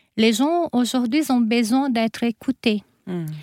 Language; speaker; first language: French; non-native, fluent; Portuguese